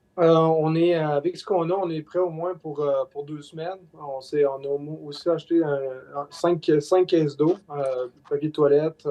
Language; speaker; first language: French; native; French